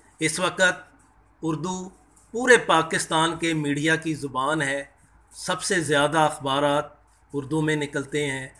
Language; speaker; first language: Urdu; non-native, local second language; Punjabi